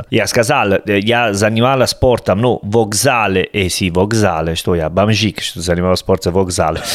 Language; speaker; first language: Russian; non-native, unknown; Italian